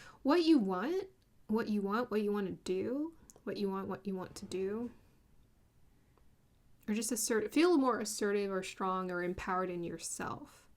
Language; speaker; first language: English; native; English